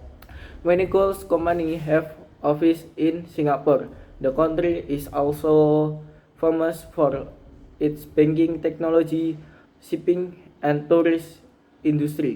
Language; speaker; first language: English; non-native, learner; Indonesian